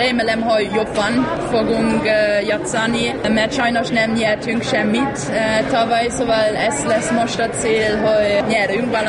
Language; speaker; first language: Hungarian; non-native, learner; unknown